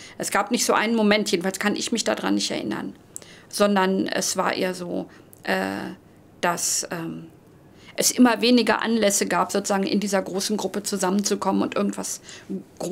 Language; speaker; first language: German; native; German